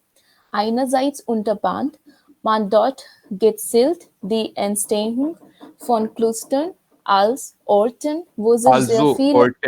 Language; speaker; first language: German; non-native, learner; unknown